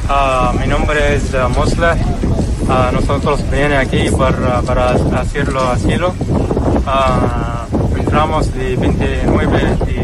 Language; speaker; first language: Spanish; non-native, learner; Arabic